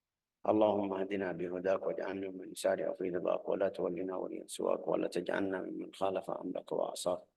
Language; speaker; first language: Arabic; native; Arabic